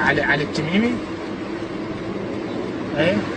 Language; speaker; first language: Arabic; native; Arabic